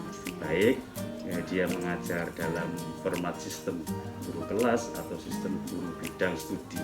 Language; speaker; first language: Indonesian; native; Indonesian